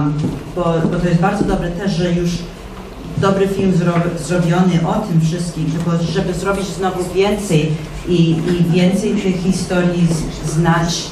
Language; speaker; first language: Polish; early bilingual, heritage; English